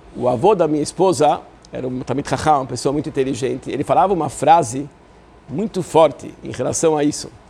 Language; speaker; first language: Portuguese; non-native, fluent; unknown